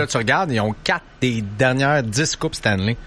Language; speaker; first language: French; native; French